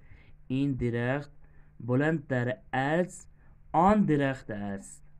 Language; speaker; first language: Persian; non-native, fluent; Urdu